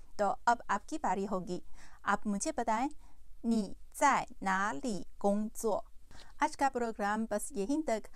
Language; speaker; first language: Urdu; non-native, fluent; Chinese